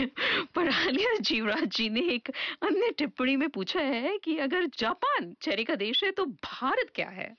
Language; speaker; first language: Hindi; native; Hindi